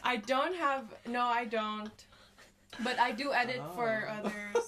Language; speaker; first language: English; non-native, local second language; Cebuano